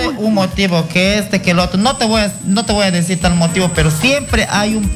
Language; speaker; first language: Spanish; native; Spanish